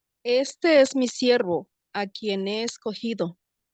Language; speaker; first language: Spanish; native; Spanish